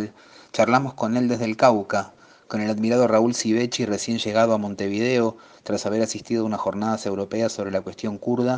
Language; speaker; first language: Spanish; native; Spanish